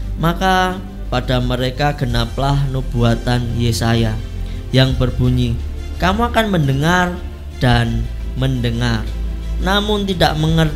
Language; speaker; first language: Indonesian; native; Indonesian